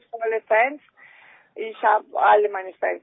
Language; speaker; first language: German; non-native, fluent; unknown